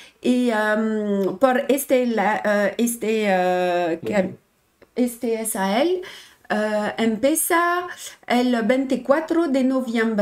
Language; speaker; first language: Spanish; non-native, learner; French